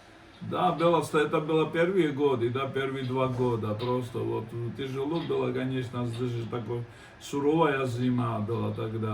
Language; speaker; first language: Russian; non-native, fluent; Georgian